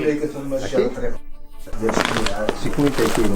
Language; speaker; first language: Spanish; non-native, learner; Arabic